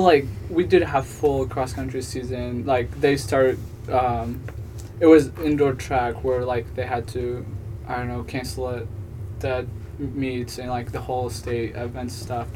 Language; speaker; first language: English; non-native, fluent; Tigrinya